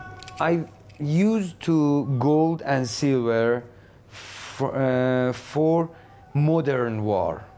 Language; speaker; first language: English; non-native, learner; Persian